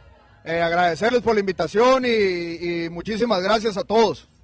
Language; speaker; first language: Spanish; native; Spanish